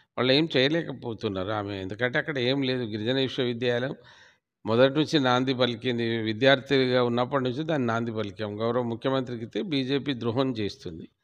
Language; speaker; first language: Telugu; non-native, local second language; Lambadi